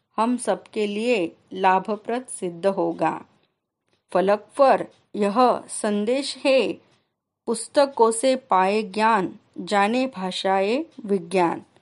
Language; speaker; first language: Hindi; non-native, local second language; Marathi